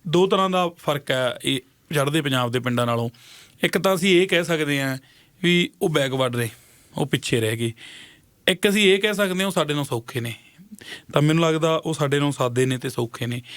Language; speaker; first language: Punjabi; native; Punjabi